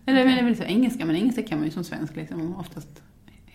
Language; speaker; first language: Swedish; native; Swedish